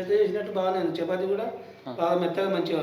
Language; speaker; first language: Telugu; native; Telugu